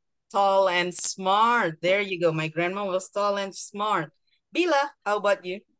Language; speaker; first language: English; non-native, fluent; Indonesian